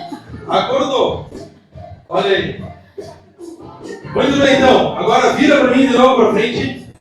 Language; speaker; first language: Portuguese; native; Portuguese